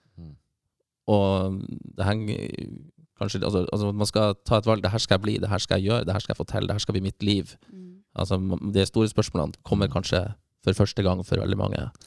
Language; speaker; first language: Norwegian; native; Norwegian